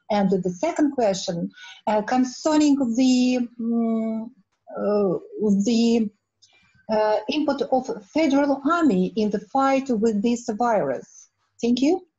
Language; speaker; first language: English; non-native, fluent; Russian